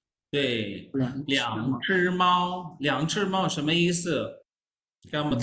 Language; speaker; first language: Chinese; non-native, fluent; Urdu